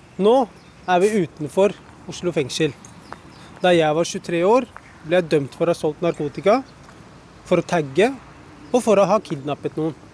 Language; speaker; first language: Norwegian; early bilingual, other home language; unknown